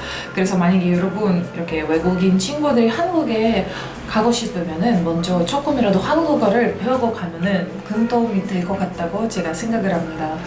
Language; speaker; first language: Korean; non-native, fluent; Russian